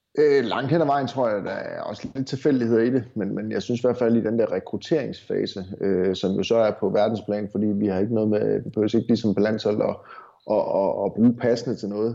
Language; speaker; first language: Danish; native; Danish